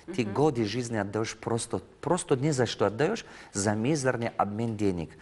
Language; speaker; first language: Russian; non-native, fluent; Tajik